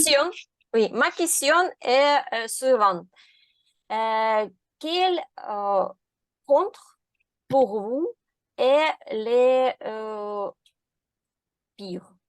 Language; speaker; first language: French; non-native, learner; Ukrainian